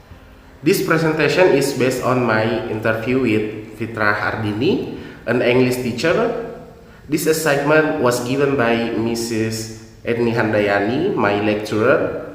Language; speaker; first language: English; non-native, fluent; Indonesian